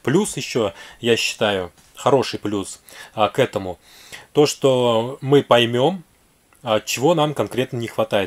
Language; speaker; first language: Russian; native; Russian